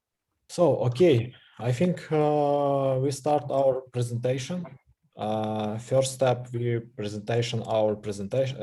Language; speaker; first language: English; non-native, learner; Russian